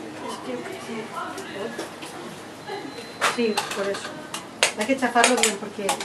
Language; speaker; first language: Spanish; native; Spanish